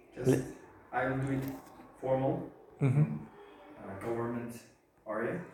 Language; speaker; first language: English; non-native, learner; Turkish